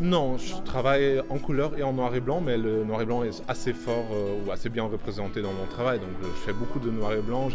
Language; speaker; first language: French; non-native, fluent; German